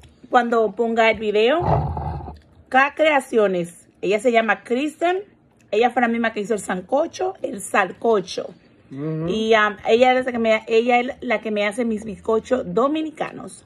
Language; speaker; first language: Spanish; early bilingual, heritage; Spanish